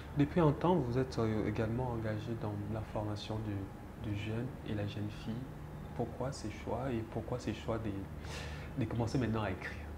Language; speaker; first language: French; non-native, local second language; Lingala